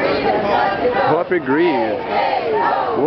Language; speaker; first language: English; native; English